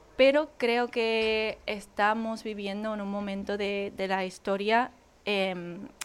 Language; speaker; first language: Spanish; non-native, fluent; English